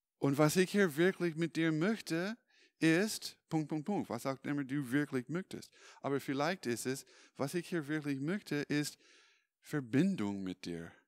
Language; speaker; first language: German; non-native, fluent; English